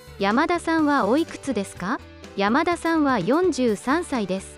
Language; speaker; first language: Japanese; non-native, learner; Portuguese